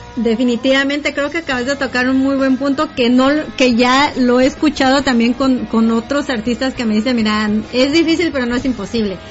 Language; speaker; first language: Spanish; native; Spanish